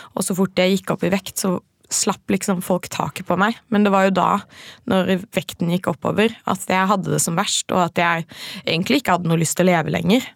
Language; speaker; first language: Norwegian; native; Norwegian